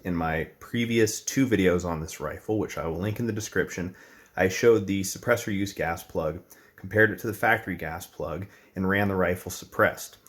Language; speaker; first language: English; native; English